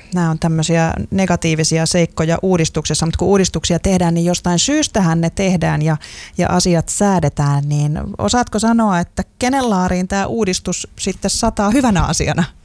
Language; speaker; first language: Finnish; native; Finnish